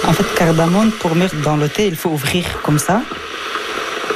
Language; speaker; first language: French; early bilingual, other home language; Persian